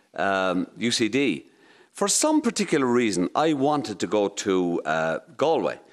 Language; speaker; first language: English; native; English